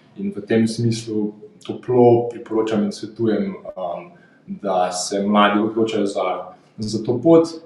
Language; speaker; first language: Slovenian; native; Slovenian